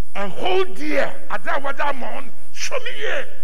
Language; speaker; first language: English; non-native, local second language; Akan